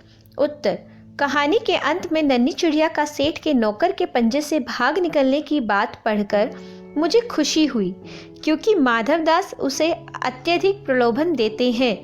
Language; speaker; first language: Hindi; native; Hindi